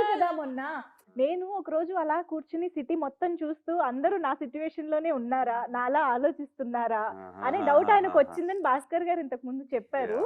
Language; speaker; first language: Telugu; native; Telugu